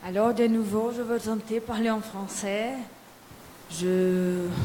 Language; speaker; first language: French; non-native, learner; Portuguese